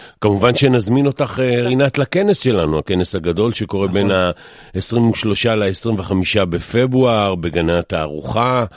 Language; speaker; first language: Hebrew; native; Hebrew